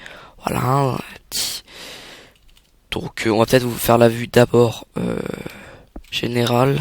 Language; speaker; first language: French; native; French